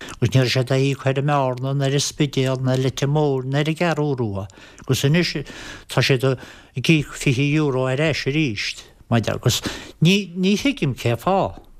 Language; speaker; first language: Irish; native; Irish